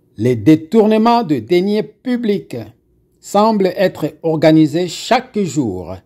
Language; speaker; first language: French; non-native, local second language; Lingala